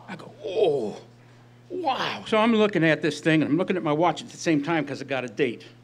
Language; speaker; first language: English; native; English